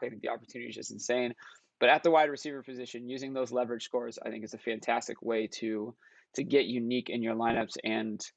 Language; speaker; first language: English; native; English